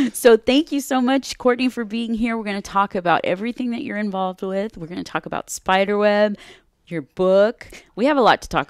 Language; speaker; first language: English; native; English